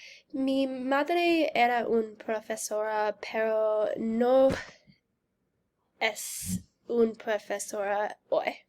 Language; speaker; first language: Spanish; non-native, learner; English